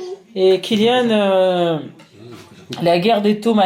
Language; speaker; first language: French; native; French